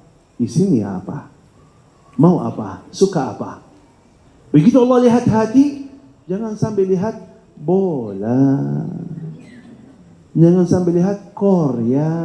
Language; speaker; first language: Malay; non-native, fluent; Arabic